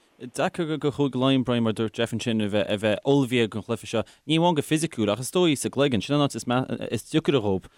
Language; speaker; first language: Irish; non-native, local second language; English